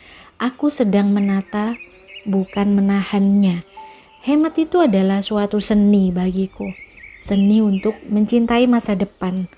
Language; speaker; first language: Indonesian; native; Indonesian